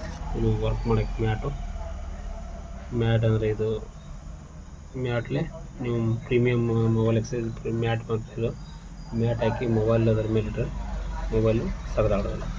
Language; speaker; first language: Kannada; native; Kannada